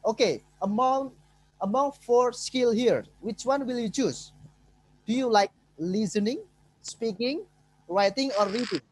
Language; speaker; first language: English; non-native, fluent; Indonesian